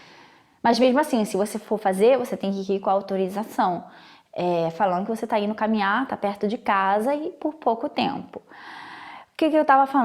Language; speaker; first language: Portuguese; non-native, fluent; Italian